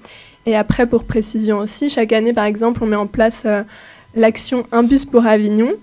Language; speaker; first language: French; native; French